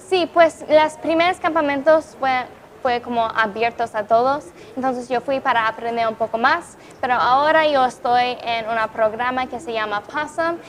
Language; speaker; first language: Spanish; non-native, fluent; English